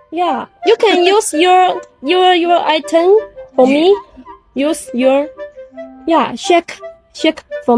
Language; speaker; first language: English; non-native, learner; Chinese